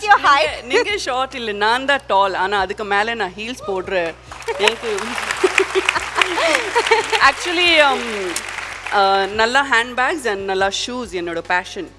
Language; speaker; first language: Tamil; non-native, learner; Gujarati